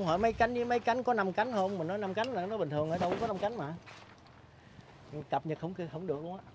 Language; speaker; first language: Vietnamese; native; Vietnamese